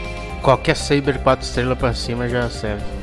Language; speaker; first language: Portuguese; native; Portuguese